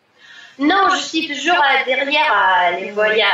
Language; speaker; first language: French; non-native, fluent; Russian